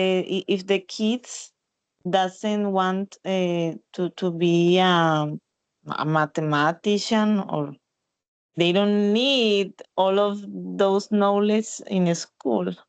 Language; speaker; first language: English; non-native, learner; Spanish